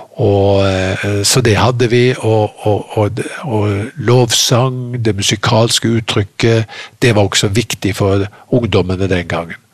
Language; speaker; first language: Norwegian; native; Norwegian